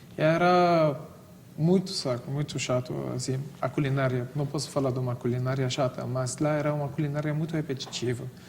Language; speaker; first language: Portuguese; non-native, fluent; Arabic